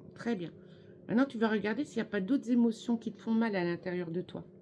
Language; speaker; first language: French; native; French